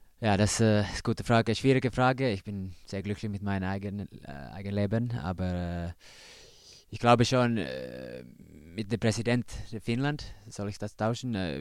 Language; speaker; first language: German; non-native, learner; Finnish